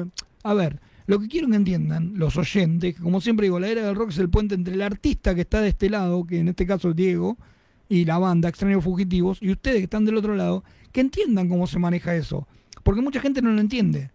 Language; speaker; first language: Spanish; native; Spanish